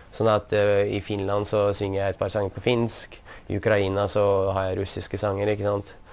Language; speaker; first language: Norwegian; early bilingual, other home language; Russian